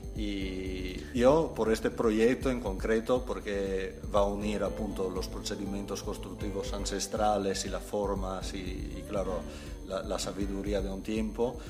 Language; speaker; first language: Spanish; non-native, fluent; Italian